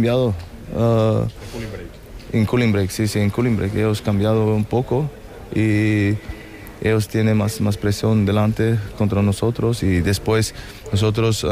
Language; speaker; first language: Spanish; non-native, learner; German